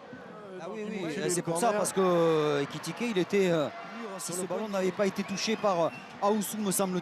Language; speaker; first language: French; native; French